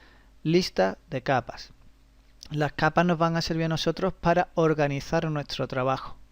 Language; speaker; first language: Spanish; native; Spanish